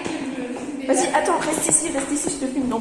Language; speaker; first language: French; native; French